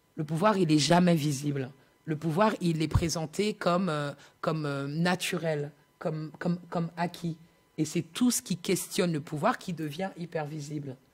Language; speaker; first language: French; native; French